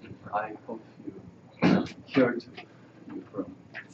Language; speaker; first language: English; non-native, learner; Korean